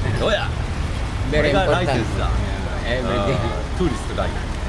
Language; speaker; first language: Japanese; non-native, learner; Filipino